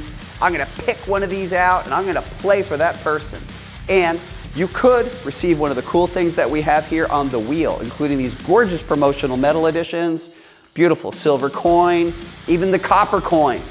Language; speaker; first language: English; native; English